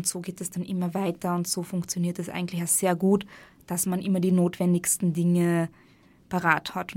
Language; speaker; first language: German; native; German